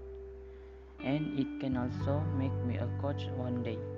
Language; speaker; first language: English; non-native, local second language; Malay